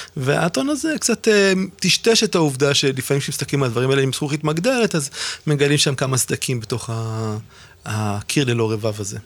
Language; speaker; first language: Hebrew; native; Hebrew